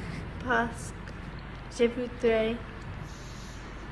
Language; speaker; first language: French; non-native, learner; English